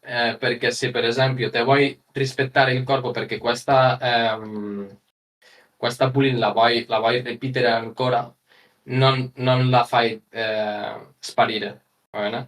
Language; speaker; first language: Italian; non-native, learner; Spanish